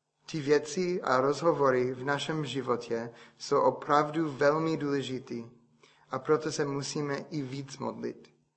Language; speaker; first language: Czech; non-native, fluent; English